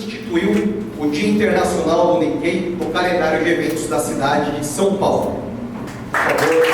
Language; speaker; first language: Portuguese; native; Portuguese